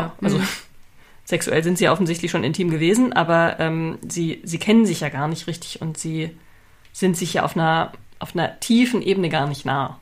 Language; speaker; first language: German; native; German